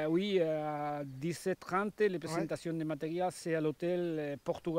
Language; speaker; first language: French; non-native, learner; Spanish